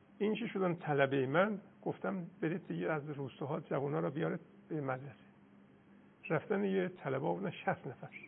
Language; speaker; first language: Persian; non-native, local second language; Azerbaijani